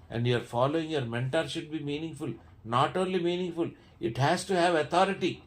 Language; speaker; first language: English; non-native, local second language; Telugu